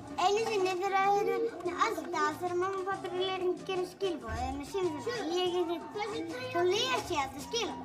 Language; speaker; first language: Icelandic; early bilingual, other home language; Polish